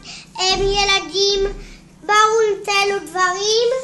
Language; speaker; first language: Hebrew; early bilingual, other home language; Russian